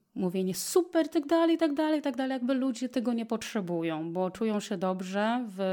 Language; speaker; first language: Polish; non-native, fluent; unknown